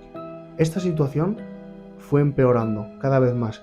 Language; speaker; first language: Spanish; native; Spanish